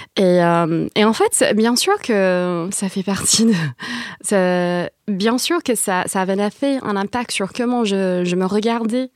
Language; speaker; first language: French; non-native, fluent; Vietnamese